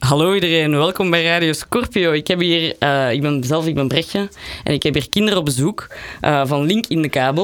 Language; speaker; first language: Dutch; native; Dutch